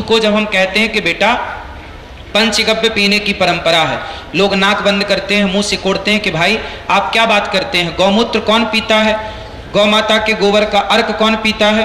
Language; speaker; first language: Hindi; native; Hindi